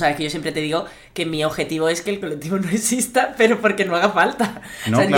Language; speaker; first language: Spanish; native; Spanish